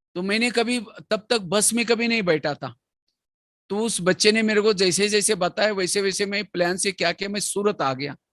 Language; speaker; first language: Hindi; non-native, local second language; Marathi